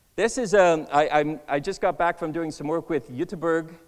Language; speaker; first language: English; native; English